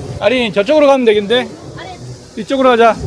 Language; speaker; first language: Korean; native; Korean